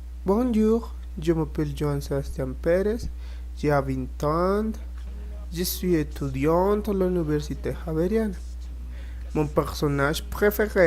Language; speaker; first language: French; non-native, learner; Spanish